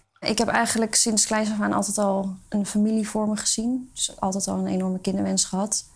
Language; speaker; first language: Dutch; native; Dutch